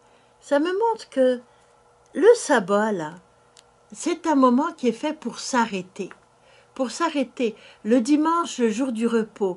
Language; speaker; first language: French; native; French